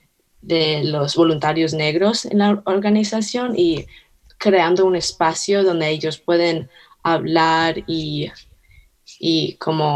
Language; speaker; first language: Spanish; early bilingual, heritage; Spanish